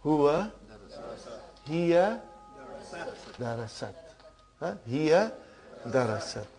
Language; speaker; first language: Arabic; non-native, fluent; Urdu